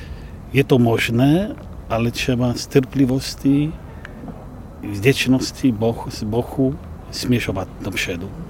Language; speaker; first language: Czech; non-native, fluent; Polish